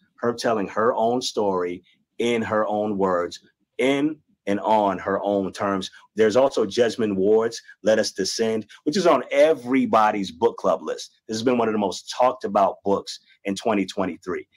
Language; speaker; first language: English; native; English